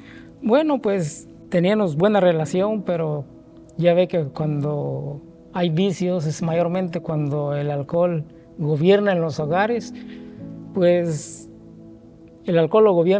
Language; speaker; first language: Spanish; native; Spanish